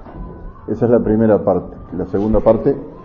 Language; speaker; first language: Spanish; native; Spanish